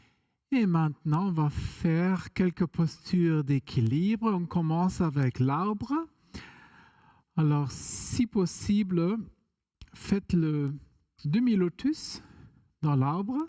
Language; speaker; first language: French; non-native, fluent; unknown